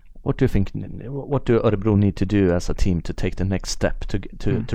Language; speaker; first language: English; non-native, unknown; Swedish